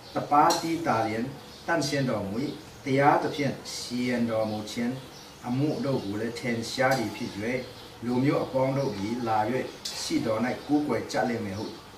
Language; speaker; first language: Burmese; non-native, local second language; Tedim Chin